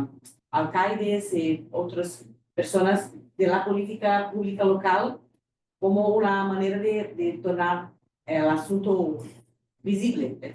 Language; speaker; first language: Spanish; non-native, fluent; Portuguese